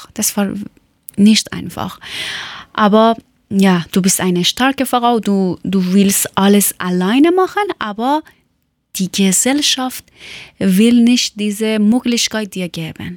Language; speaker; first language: German; non-native, learner; Persian